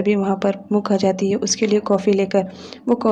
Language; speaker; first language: Hindi; native; Hindi